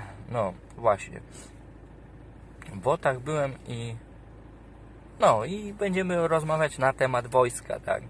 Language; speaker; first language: Polish; native; Polish